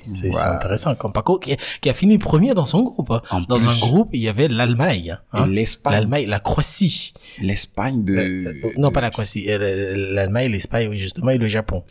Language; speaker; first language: French; native; French